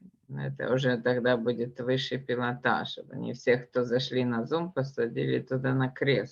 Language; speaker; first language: Russian; native; Russian